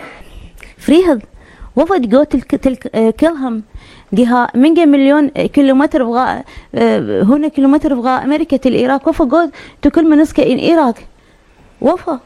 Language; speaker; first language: Danish; non-native, learner; Arabic